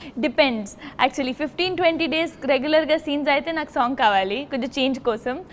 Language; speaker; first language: Telugu; non-native, learner; Punjabi